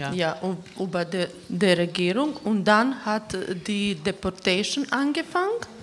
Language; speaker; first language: German; non-native, learner; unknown